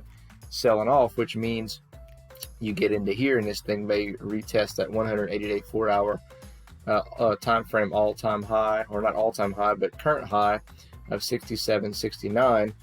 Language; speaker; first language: English; native; English